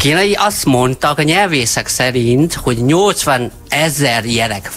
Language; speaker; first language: Hungarian; non-native, learner; Chinese